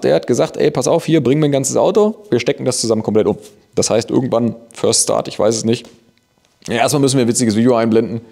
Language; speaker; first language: German; native; German